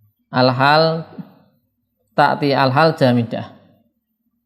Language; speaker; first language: Arabic; non-native, fluent; Indonesian